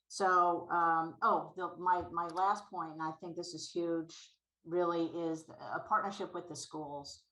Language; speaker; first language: English; native; English